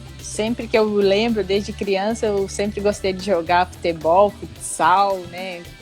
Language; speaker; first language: Portuguese; native; Portuguese